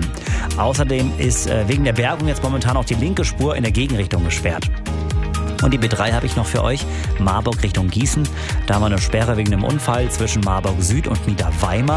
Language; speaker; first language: German; native; German